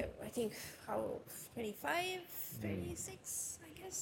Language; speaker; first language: English; non-native, local second language; Sinhala